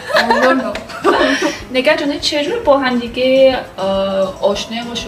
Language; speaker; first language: Persian; non-native, learner; French